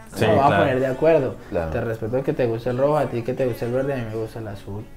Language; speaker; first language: Spanish; native; Spanish